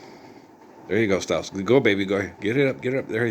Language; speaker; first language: English; native; English